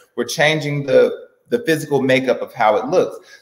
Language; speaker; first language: English; native; English